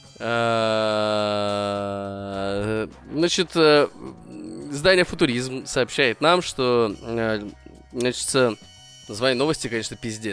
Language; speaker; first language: Russian; native; Russian